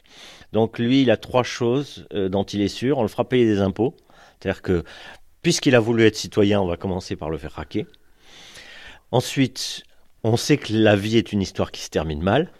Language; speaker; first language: French; native; French